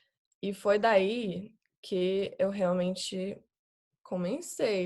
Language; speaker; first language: Portuguese; non-native, fluent; English